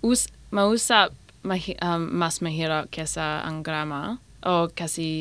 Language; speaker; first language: Filipino; non-native, learner; English